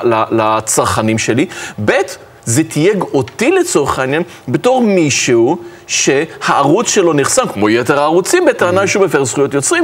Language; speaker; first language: Hebrew; native; Hebrew